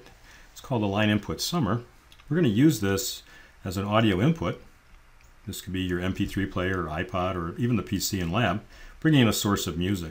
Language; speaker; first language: English; native; English